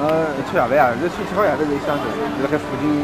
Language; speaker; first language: Chinese; native; Chinese